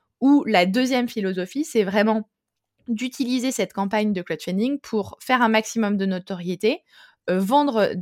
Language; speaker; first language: French; native; French